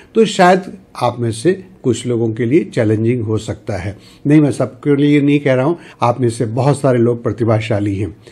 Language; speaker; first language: Hindi; native; Hindi